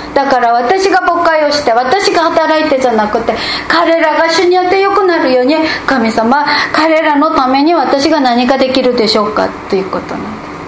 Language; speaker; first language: Japanese; non-native, fluent; Korean